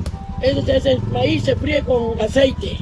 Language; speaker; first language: Spanish; native; Spanish